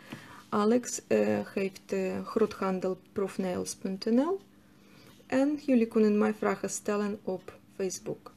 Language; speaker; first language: Dutch; non-native, learner; Russian